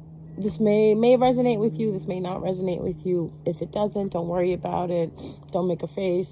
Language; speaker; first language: English; native; English